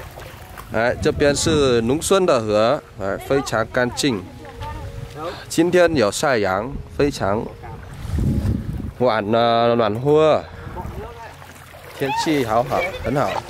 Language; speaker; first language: Chinese; non-native, learner; Vietnamese